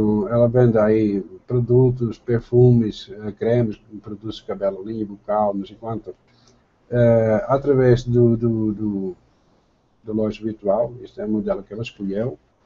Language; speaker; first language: Portuguese; non-native, fluent; Dutch